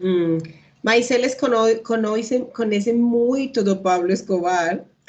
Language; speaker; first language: Portuguese; non-native, learner; Spanish